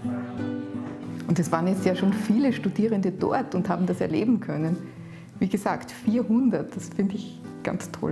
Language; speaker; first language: German; native; German